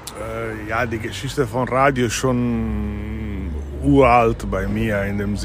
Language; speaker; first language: German; non-native, fluent; Italian